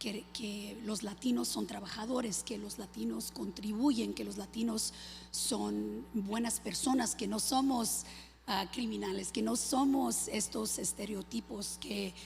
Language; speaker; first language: Spanish; early bilingual, other home language; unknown